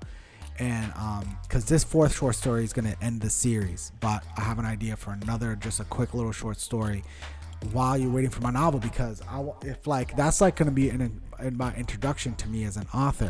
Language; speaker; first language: English; early bilingual, other home language; Portuguese